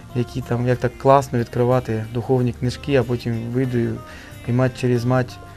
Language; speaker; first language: Ukrainian; native; Ukrainian